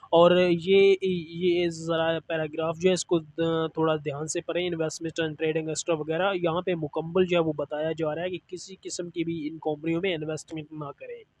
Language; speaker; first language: Urdu; non-native, local second language; Punjabi